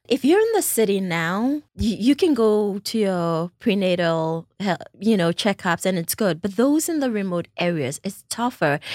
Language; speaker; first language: English; non-native, local second language; Ewe